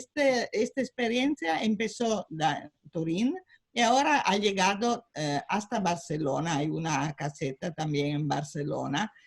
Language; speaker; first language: Spanish; non-native, fluent; Italian